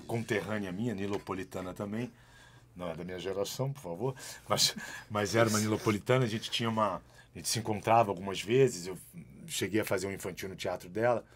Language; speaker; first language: Portuguese; native; Portuguese